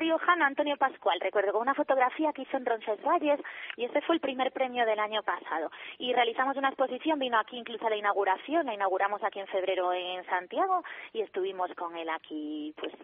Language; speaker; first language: Spanish; native; Spanish